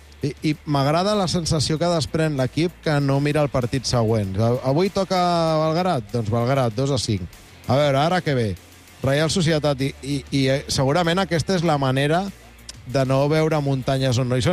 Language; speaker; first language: Catalan; native; Catalan